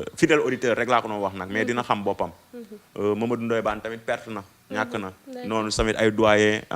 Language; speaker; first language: Wolof; native; Wolof